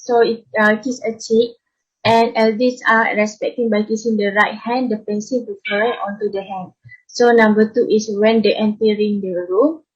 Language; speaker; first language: English; non-native, learner; Malay